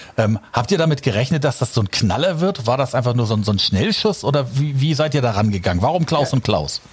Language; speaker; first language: German; native; German